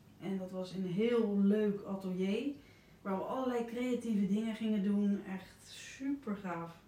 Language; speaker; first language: Dutch; native; Dutch